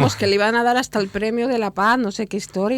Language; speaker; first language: Spanish; native; Spanish